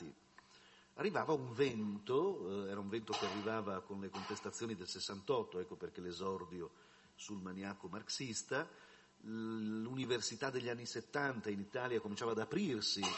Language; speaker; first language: Italian; native; Italian